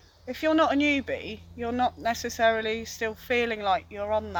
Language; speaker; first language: English; native; English